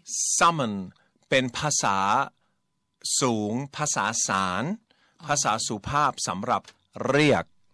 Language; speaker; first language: Thai; non-native, fluent; English